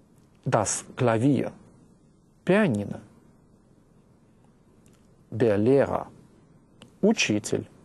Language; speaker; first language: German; non-native, fluent; Russian